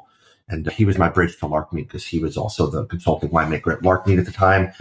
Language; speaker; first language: English; native; English